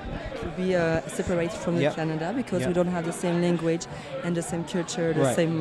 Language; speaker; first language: English; non-native, fluent; French